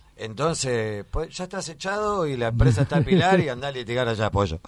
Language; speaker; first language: Spanish; native; Spanish